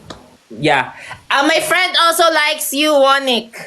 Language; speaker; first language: English; non-native, fluent; Filipino